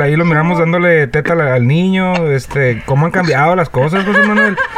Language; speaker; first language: Spanish; native; Spanish